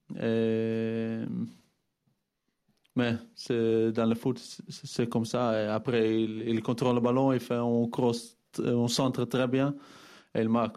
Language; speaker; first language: French; non-native, fluent; Dutch